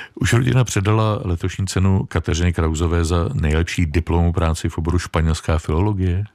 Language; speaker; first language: Czech; native; Czech